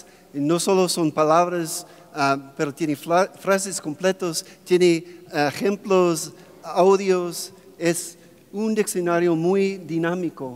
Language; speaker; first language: Spanish; non-native, fluent; English